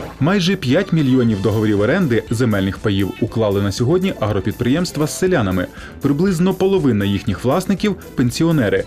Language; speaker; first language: Ukrainian; native; Ukrainian